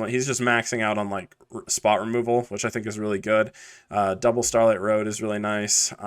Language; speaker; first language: English; native; English